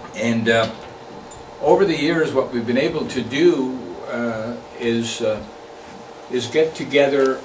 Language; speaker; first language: English; native; English